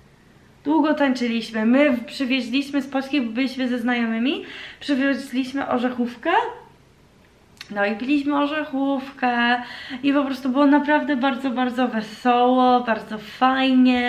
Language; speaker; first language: Polish; early bilingual, heritage; Polish